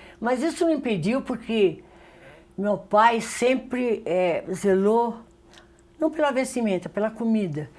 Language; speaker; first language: Portuguese; early bilingual, other home language; Spanish